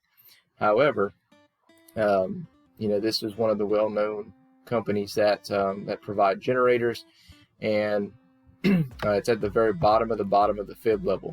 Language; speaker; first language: English; native; English